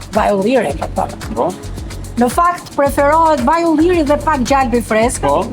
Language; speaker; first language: Albanian; native; Albanian